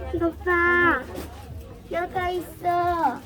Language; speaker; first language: Korean; early bilingual, heritage; Korean